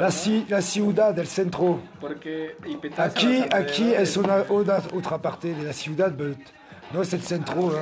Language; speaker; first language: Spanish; non-native, learner; French